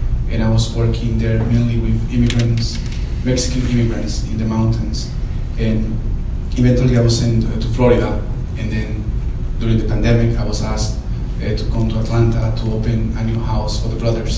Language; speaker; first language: English; non-native, fluent; Spanish